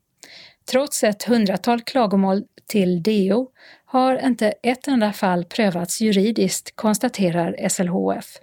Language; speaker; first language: Swedish; native; Swedish